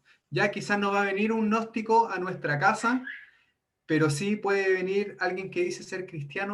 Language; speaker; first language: Spanish; native; Spanish